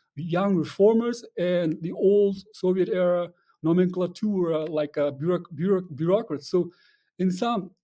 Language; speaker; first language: English; non-native, fluent; Russian